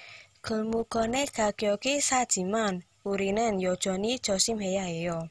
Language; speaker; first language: Korean; non-native, learner; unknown